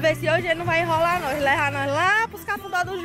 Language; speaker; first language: Portuguese; native; Portuguese